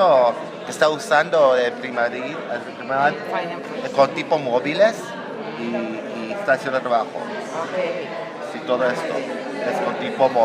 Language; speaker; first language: Spanish; non-native, learner; English